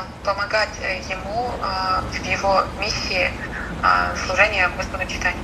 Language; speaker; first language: Russian; native; Russian